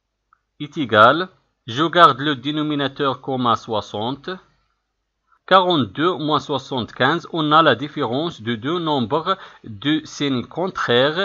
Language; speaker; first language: French; non-native, local second language; Arabic